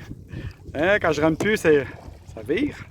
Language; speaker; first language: French; native; French